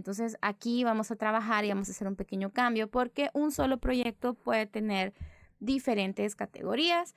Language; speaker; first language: Spanish; native; Spanish